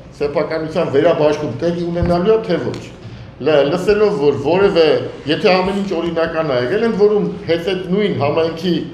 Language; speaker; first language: Armenian; native; Armenian